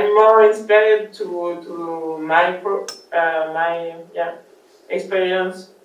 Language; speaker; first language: English; non-native, learner; French